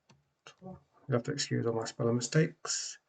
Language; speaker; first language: English; native; English